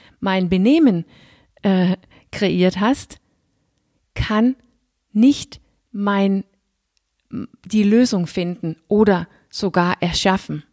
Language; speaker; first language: German; non-native, fluent; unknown